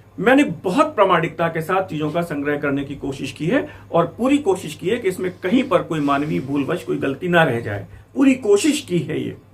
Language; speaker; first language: Hindi; native; Hindi